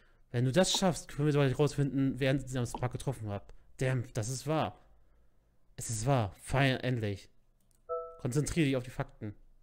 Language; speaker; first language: German; native; German